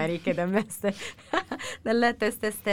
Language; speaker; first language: Norwegian; non-native, learner; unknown